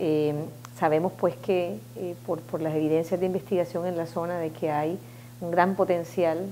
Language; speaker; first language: Spanish; native; Spanish